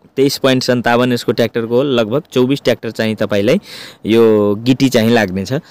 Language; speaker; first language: Nepali; native; Nepali